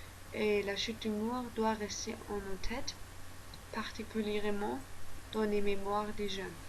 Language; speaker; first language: French; non-native, learner; German